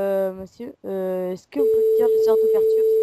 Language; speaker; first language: French; native; French